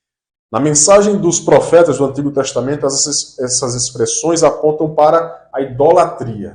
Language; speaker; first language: Portuguese; native; Portuguese